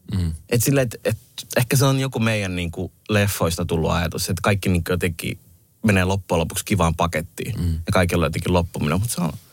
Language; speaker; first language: Finnish; early bilingual, other home language; Somali